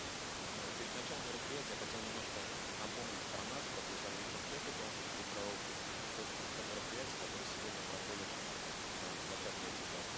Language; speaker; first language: Russian; native; Russian